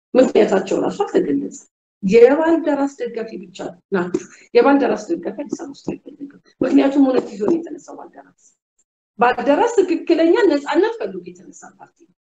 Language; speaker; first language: Amharic; native; Amharic